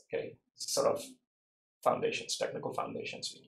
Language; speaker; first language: English; non-native, local second language; Tamil